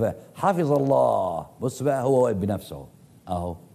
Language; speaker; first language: Arabic; native; Arabic